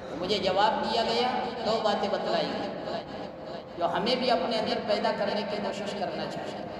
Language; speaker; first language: Urdu; non-native, local second language; Gujarati